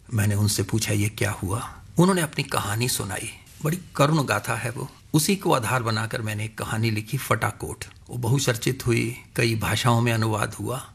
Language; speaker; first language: Hindi; non-native, local second language; Punjabi